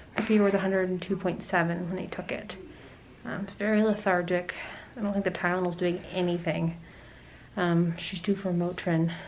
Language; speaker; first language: English; native; English